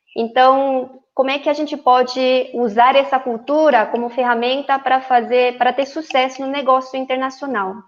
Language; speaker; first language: Portuguese; non-native, fluent; Korean